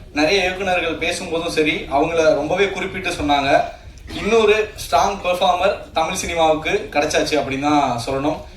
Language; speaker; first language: Tamil; native; Tamil